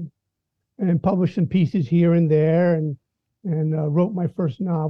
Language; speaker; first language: English; native; English